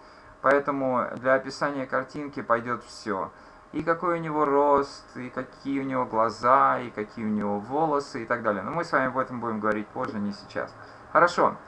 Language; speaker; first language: Russian; native; Russian